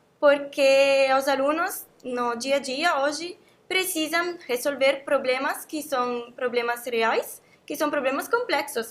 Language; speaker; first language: Portuguese; non-native, fluent; Italian